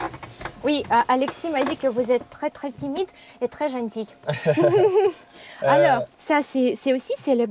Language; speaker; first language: French; non-native, learner; Russian